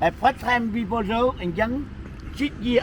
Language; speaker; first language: English; non-native, learner; Vietnamese